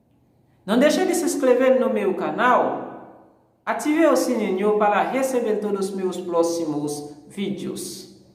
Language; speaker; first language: Portuguese; non-native, fluent; Haitian Creole